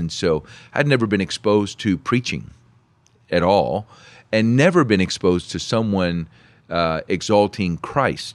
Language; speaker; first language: English; early bilingual, other home language; Spanish